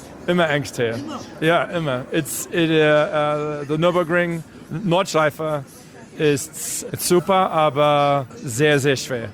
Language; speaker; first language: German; non-native, learner; English